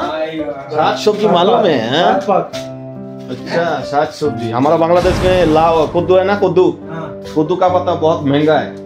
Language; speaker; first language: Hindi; non-native, learner; Bangla